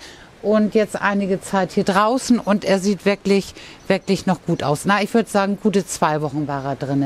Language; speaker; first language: German; native; German